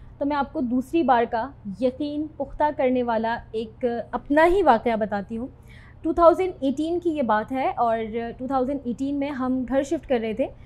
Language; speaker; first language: Urdu; native; Urdu